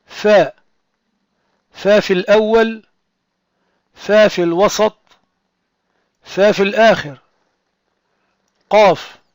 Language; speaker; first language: Arabic; non-native, fluent; French